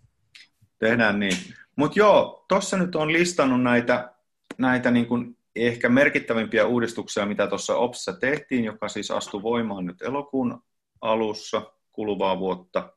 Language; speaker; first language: Finnish; native; Finnish